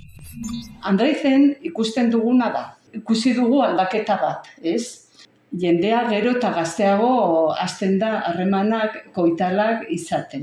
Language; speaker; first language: Basque; non-native, local second language; Spanish